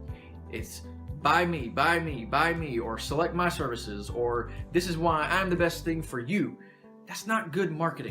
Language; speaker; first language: English; native; English